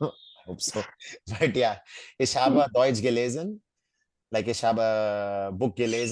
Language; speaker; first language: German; non-native, fluent; Hindi